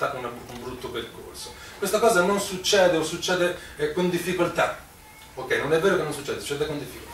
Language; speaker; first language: Italian; native; Italian